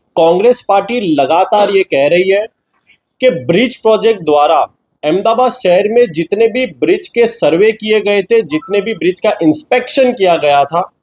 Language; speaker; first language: Hindi; non-native, local second language; Gujarati